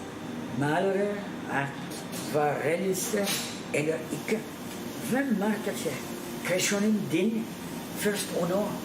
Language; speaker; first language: Swedish; non-native, learner; French